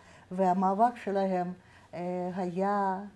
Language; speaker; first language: Hebrew; non-native, fluent; Russian